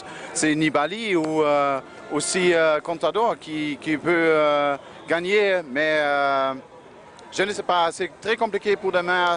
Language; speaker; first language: French; non-native, learner; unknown